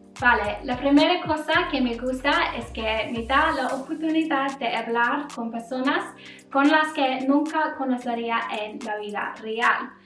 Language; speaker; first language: Spanish; non-native, learner; English